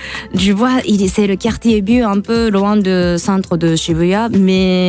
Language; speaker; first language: French; non-native, fluent; Japanese